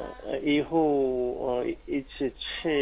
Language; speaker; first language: Chinese; non-native, learner; Korean